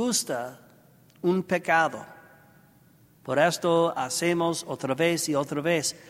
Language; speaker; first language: Spanish; non-native, learner; English